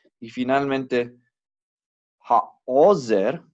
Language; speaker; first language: Spanish; non-native, fluent; English